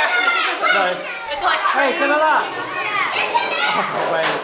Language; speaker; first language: Chinese; non-native, learner; English